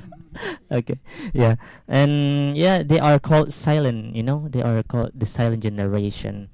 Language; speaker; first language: English; non-native, learner; Indonesian